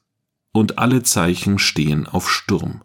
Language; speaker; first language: German; native; German